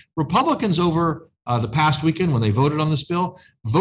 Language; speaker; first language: English; native; English